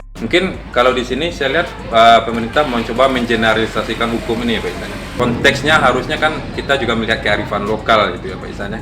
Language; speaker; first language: Indonesian; non-native, local second language; Minangkabau